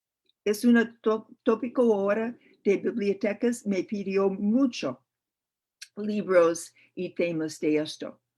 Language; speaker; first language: Spanish; non-native, learner; English